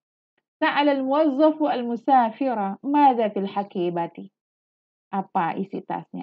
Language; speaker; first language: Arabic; non-native, fluent; Indonesian